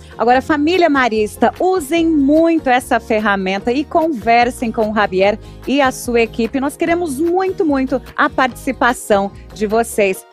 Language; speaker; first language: Portuguese; native; Portuguese